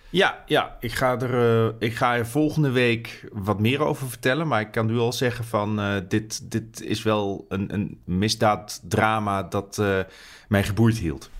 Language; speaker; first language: Dutch; native; Dutch